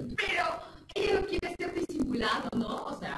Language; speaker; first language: Spanish; native; Spanish